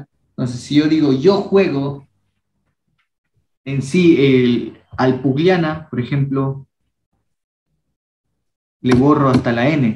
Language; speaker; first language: Spanish; non-native, local second language; Quechua